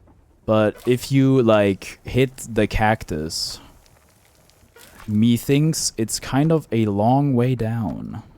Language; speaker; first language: English; native; English